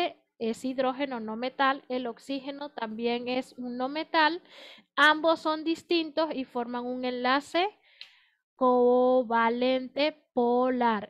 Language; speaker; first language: Spanish; native; Spanish